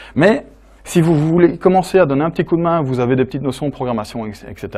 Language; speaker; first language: French; native; French